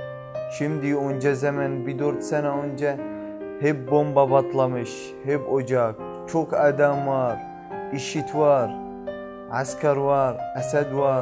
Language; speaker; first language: Turkish; non-native, learner; Arabic